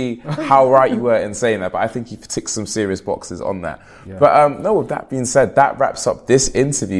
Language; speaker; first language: English; native; English